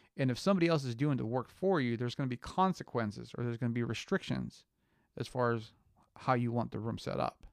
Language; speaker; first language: English; early bilingual, other home language; Spanish